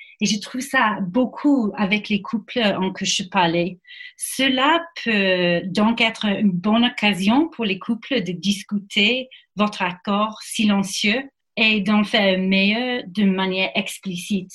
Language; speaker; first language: French; non-native, fluent; English